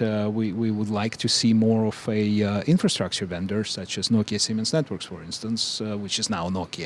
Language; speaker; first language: English; non-native, fluent; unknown